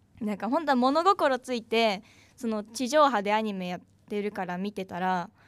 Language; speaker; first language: Japanese; native; Japanese